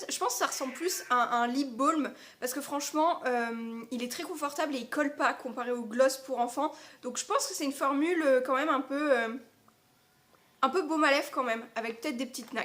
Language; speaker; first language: French; native; French